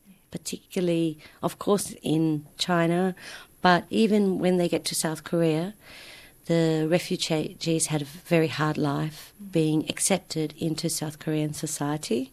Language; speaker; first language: English; native; English